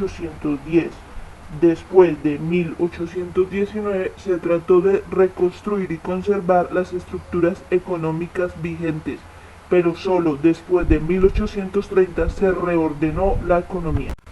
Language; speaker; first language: Spanish; native; Spanish